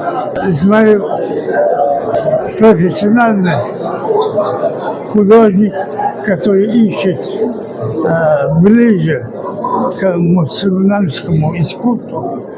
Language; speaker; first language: Russian; non-native, local second language; Chechen